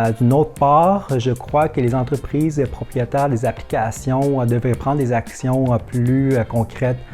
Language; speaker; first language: French; early bilingual, other home language; Vietnamese